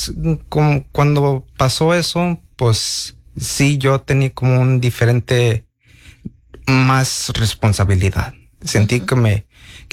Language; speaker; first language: Spanish; early bilingual, heritage; Spanish